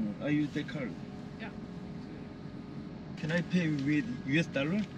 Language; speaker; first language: English; non-native, learner; Korean